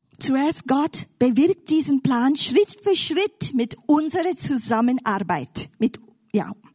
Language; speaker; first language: German; non-native, fluent; English